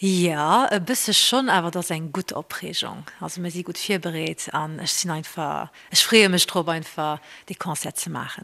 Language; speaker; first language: Luxembourgish; early bilingual, other home language; Portuguese